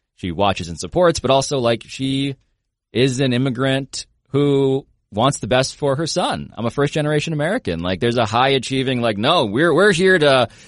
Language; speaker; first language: English; native; English